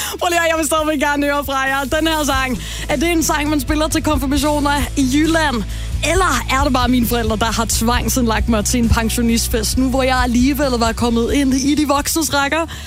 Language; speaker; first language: Danish; native; Danish